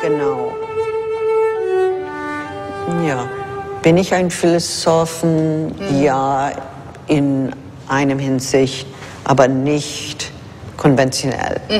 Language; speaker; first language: German; non-native, fluent; English